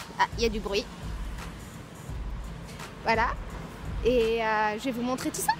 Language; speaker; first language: French; native; French